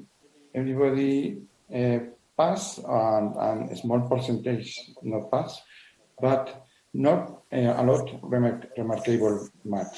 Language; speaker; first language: English; non-native, learner; Spanish